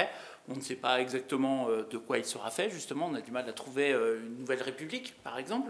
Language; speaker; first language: French; native; French